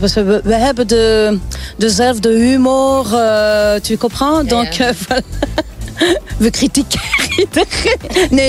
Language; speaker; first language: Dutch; non-native, local second language; French